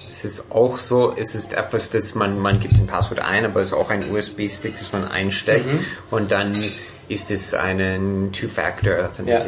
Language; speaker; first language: German; non-native, fluent; English